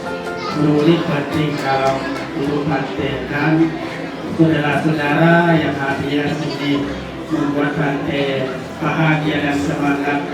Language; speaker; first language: Indonesian; non-native, learner; Thai